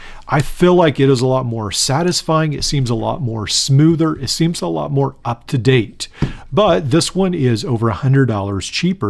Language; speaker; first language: English; native; English